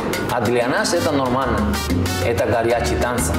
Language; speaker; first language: Russian; non-native, learner; Spanish